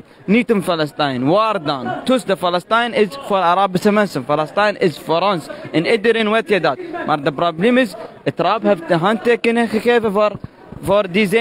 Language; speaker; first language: Dutch; non-native, learner; Arabic